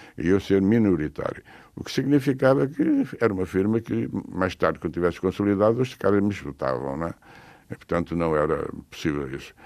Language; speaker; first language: Portuguese; native; Portuguese